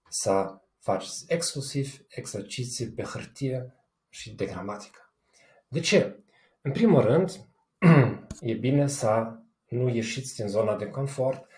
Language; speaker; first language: Romanian; non-native, fluent; German